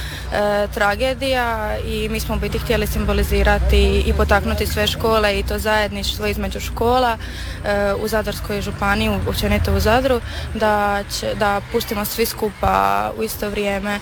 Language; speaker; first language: Serbian; native; Serbian